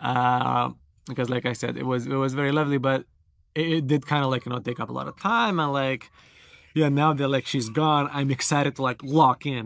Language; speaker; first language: English; non-native, fluent; Romanian